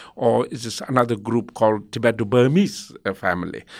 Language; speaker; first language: English; non-native, local second language; Tibetan